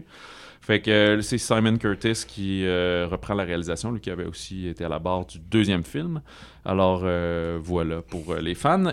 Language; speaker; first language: French; native; French